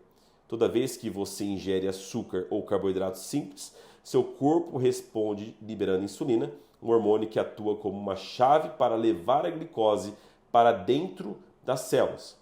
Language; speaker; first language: Portuguese; native; Portuguese